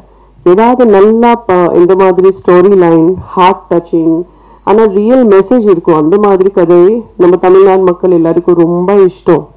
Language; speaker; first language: Tamil; non-native, fluent; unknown